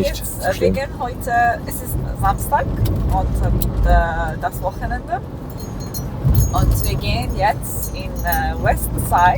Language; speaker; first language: German; non-native, learner; Persian